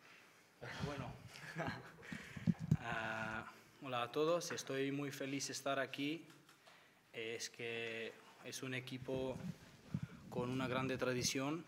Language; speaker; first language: Spanish; non-native, learner; Macedonian